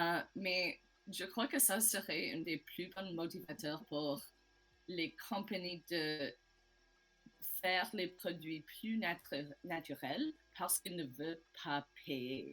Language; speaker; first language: French; non-native, learner; English